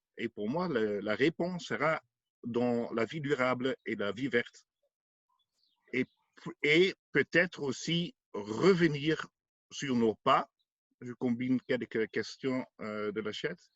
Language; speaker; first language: French; non-native, learner; Dutch